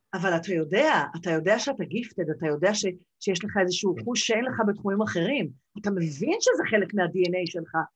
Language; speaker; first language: Hebrew; native; Hebrew